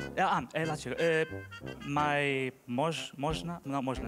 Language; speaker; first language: Polish; non-native, learner; Portuguese